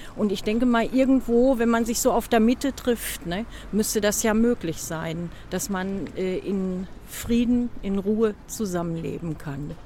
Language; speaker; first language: German; native; German